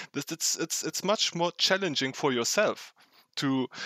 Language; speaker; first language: English; non-native, fluent; German